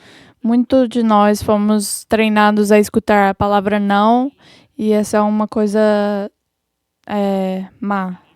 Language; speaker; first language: Portuguese; non-native, fluent; English